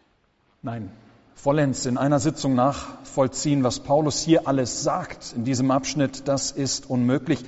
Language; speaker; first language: German; native; German